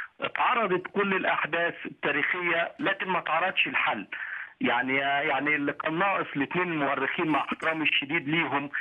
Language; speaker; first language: Arabic; native; Arabic